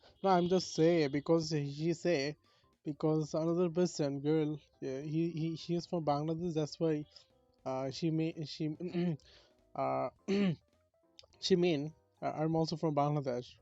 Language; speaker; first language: English; non-native, learner; Bangla